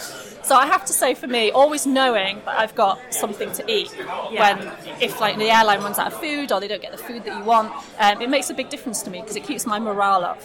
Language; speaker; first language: English; native; English